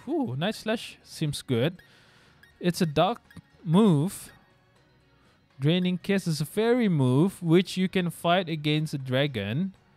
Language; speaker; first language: English; non-native, local second language; Malay